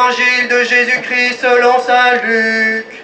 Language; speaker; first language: French; native; French